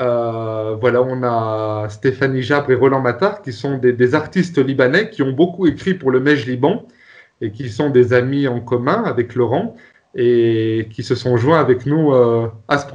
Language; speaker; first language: French; native; French